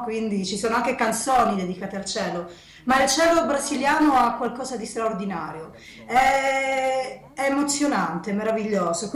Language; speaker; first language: Italian; native; Italian